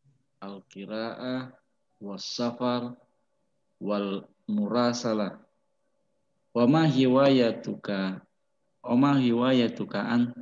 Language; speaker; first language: Arabic; non-native, learner; Indonesian